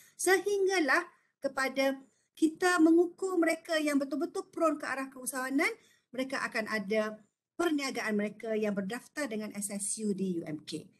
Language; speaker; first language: Malay; native; Malay